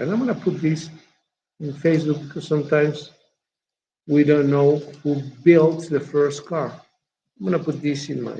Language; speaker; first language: English; non-native, fluent; Spanish